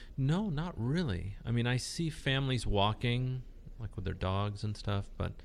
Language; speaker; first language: English; early bilingual, other home language; Spanish